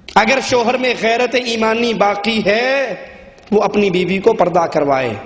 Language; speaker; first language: Urdu; non-native, local second language; Punjabi